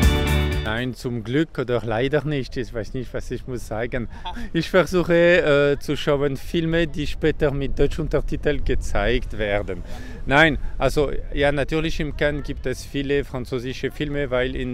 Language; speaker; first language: German; non-native, local second language; French